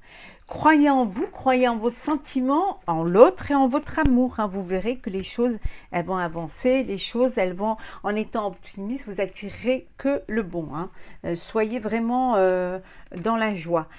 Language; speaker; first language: French; native; French